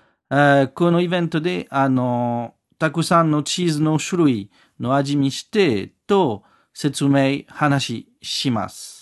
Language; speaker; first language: Japanese; non-native, learner; French